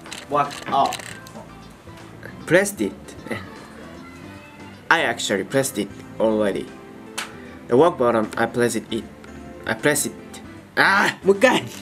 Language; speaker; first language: English; non-native, learner; Japanese